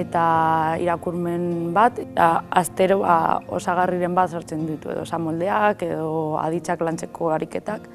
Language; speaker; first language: Basque; non-native, local second language; Spanish